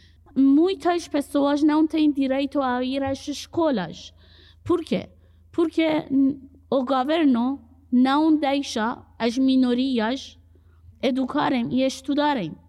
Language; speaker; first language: Portuguese; non-native, fluent; Persian